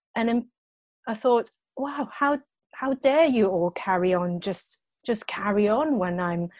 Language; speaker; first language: English; non-native, local second language; Cantonese